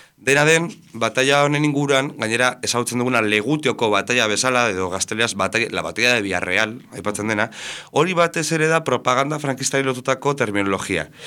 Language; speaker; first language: Basque; native; Basque